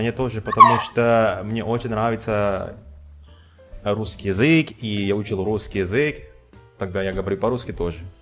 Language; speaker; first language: Russian; non-native, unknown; Indonesian